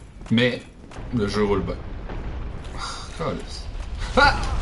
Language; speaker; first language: French; native; French